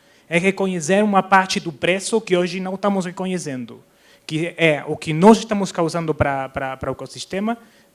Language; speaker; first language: Portuguese; non-native, fluent; Spanish